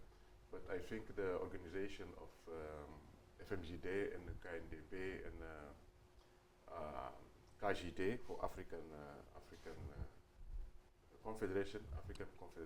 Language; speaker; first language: English; non-native, learner; Wolof